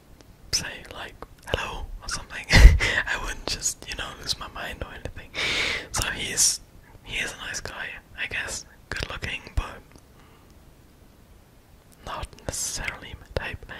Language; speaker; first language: English; non-native, fluent; German